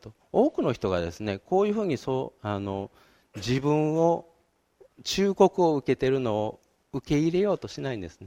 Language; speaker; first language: Japanese; native; Japanese